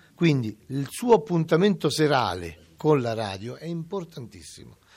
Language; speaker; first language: Italian; native; Italian